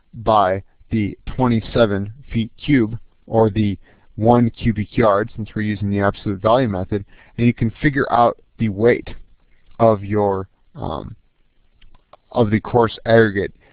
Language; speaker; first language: English; native; English